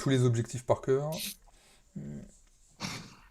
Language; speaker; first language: French; native; French